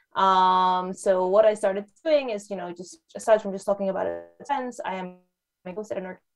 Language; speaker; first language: English; non-native, fluent; Dutch